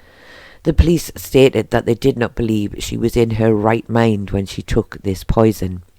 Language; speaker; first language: English; native; English